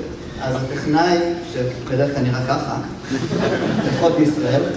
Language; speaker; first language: Hebrew; native; Hebrew